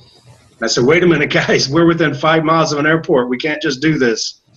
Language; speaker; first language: English; native; English